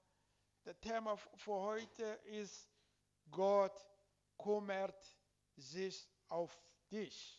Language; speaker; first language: German; non-native, learner; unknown